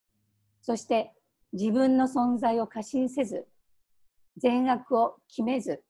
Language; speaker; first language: Japanese; native; Japanese